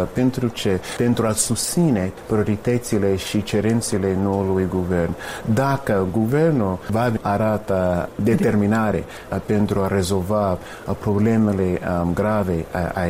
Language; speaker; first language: Romanian; non-native, fluent; English